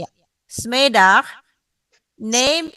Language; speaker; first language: Dutch; non-native, fluent; Indonesian